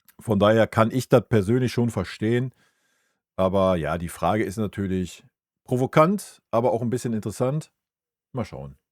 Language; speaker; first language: German; native; German